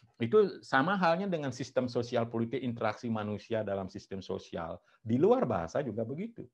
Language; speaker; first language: Indonesian; non-native, local second language; Balinese